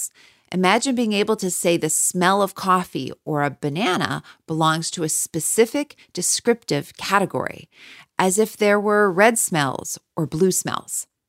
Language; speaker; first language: English; native; English